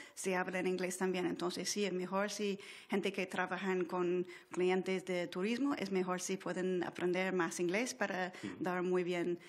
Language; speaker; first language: Spanish; non-native, fluent; English